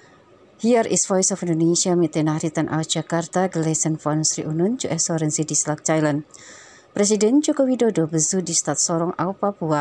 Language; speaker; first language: German; non-native, fluent; Indonesian